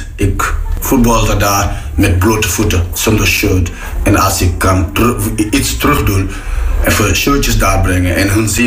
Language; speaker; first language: Dutch; non-native, fluent; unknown